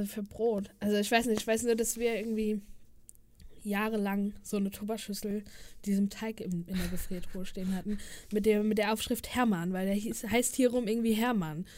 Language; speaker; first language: German; native; German